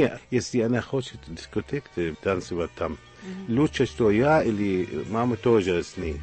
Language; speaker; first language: Russian; non-native, learner; Arabic